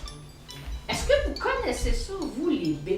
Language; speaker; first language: French; native; French